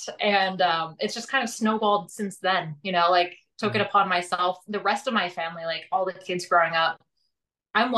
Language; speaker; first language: English; native; English